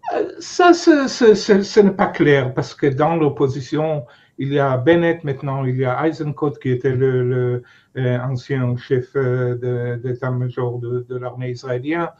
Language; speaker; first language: French; non-native, fluent; Hebrew